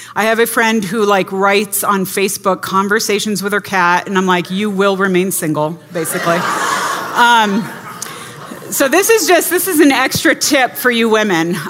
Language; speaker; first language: English; native; English